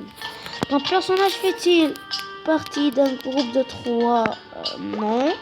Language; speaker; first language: French; non-native, local second language; Arabic